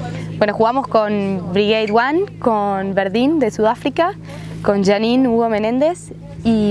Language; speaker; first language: Spanish; native; Spanish